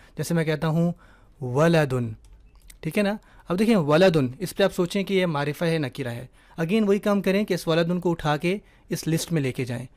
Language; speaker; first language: Urdu; native; Urdu